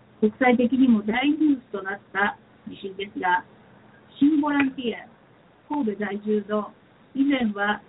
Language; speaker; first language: Japanese; native; Japanese